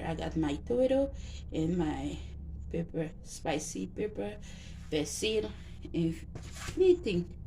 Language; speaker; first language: English; non-native, learner; Haitian Creole